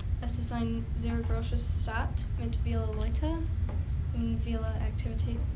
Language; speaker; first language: German; non-native, learner; English